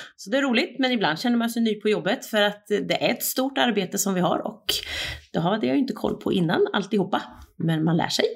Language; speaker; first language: Swedish; native; Swedish